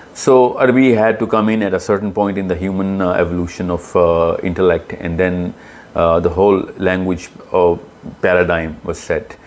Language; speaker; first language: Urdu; native; Urdu